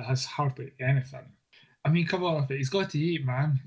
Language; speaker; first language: English; native; English